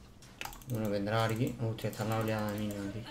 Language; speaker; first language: Spanish; native; Spanish